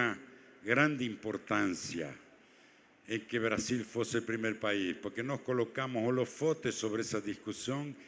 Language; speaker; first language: Portuguese; non-native, fluent; Spanish